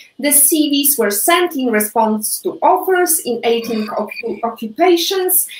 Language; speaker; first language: English; non-native, fluent; Polish